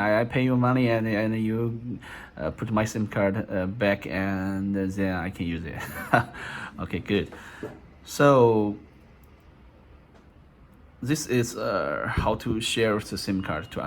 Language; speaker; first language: English; non-native, learner; Chinese